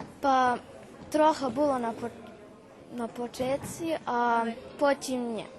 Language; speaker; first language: Ukrainian; early bilingual, heritage; Ukrainian